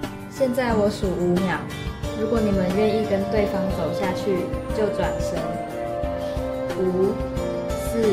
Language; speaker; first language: Chinese; native; Chinese